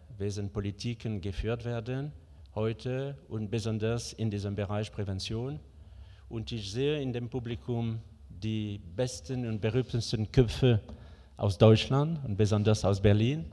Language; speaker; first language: German; non-native, fluent; French